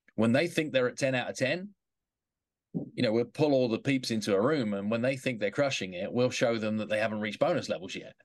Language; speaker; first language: English; native; English